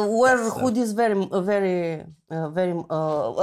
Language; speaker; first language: English; non-native, fluent; Romanian